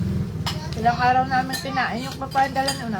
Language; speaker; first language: Filipino; native; Filipino